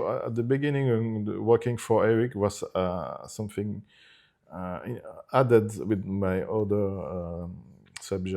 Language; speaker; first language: English; non-native, fluent; Italian